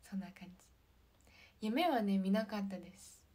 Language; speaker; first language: Japanese; native; Japanese